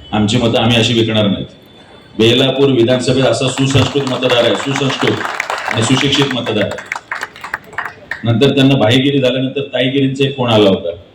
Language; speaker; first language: Marathi; native; Marathi